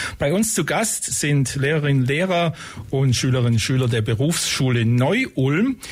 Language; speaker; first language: German; native; German